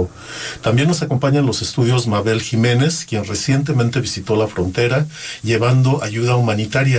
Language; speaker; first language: Spanish; native; Spanish